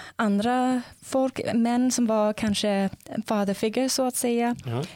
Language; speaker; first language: Swedish; non-native, fluent; English